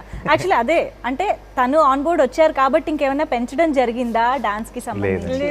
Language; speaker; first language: Telugu; native; Telugu